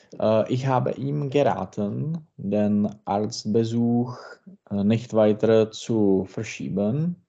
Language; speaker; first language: German; non-native, learner; Czech